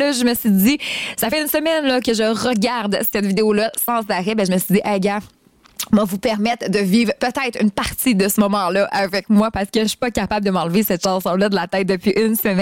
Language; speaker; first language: French; native; French